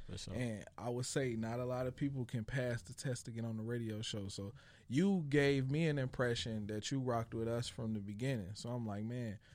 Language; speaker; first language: English; native; English